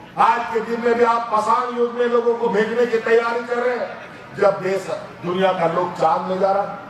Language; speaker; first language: Hindi; non-native, local second language; Santali